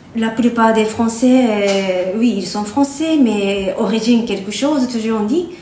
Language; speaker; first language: French; non-native, fluent; Japanese